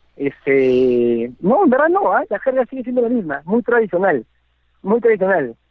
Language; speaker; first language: Spanish; native; Spanish